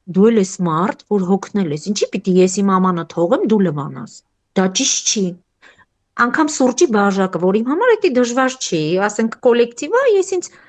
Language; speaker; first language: Armenian; native; Armenian